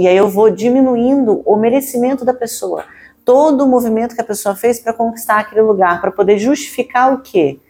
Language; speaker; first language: Portuguese; native; Portuguese